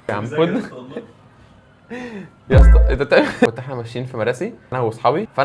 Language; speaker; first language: Arabic; native; Arabic